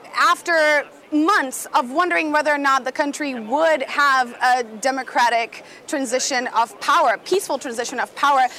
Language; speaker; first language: English; non-native, fluent; Portuguese